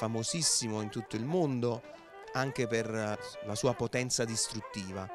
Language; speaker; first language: Italian; native; Italian